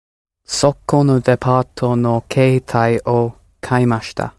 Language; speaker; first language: Japanese; non-native, learner; English